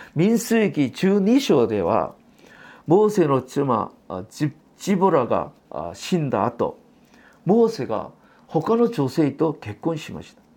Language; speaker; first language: Japanese; non-native, fluent; Korean